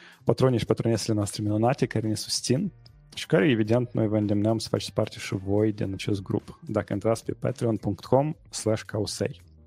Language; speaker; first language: Romanian; native; Romanian